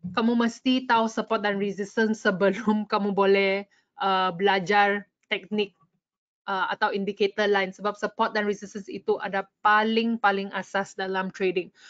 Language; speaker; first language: Malay; non-native, local second language; English